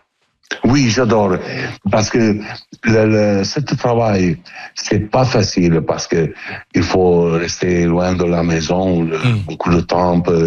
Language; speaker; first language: French; non-native, learner; Italian